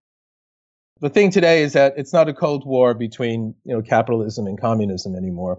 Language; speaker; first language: English; native; English